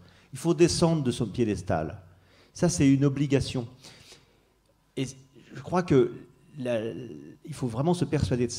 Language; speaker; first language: French; native; French